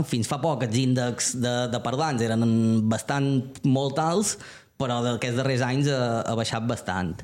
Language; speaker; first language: Catalan; native; Catalan